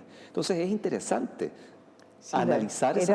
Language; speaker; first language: Spanish; native; Spanish